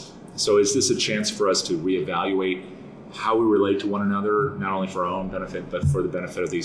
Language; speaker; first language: English; native; English